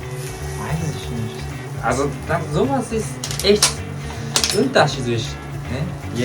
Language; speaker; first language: German; non-native, learner; Japanese